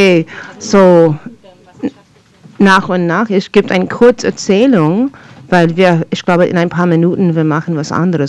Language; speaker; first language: German; non-native, fluent; English